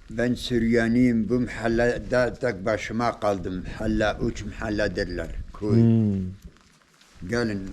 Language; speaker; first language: Turkish; non-native, local second language; Turoyo